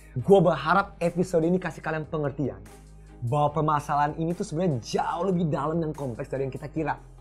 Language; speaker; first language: Indonesian; native; Indonesian